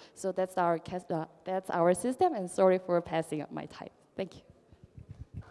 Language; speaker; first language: English; non-native, fluent; Korean